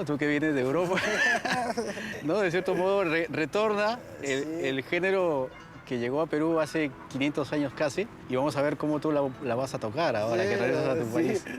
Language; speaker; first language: Spanish; native; Spanish